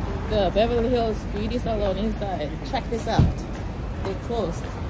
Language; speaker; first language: English; non-native, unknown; Korean